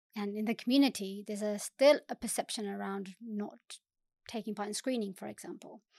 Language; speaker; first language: English; native; English